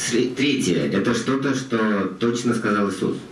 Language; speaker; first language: Russian; native; Russian